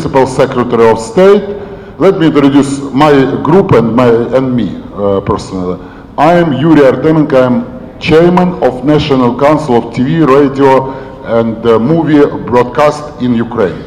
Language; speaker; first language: English; non-native, learner; Ukrainian